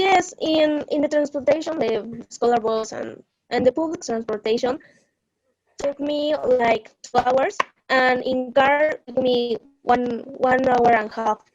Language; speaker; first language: English; non-native, learner; Spanish